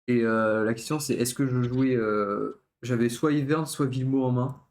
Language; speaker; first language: French; native; French